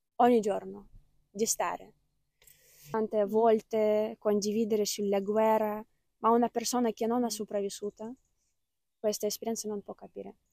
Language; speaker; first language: Italian; non-native, fluent; Ukrainian